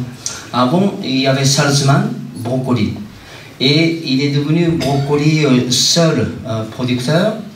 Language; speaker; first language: French; non-native, fluent; Japanese